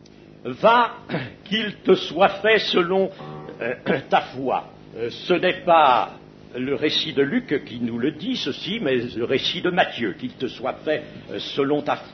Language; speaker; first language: French; native; French